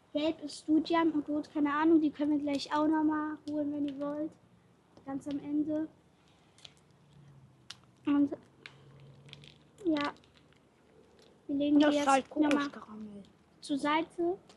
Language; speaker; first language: German; native; German